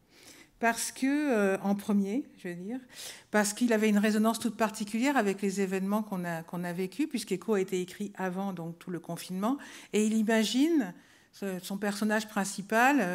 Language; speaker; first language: French; native; French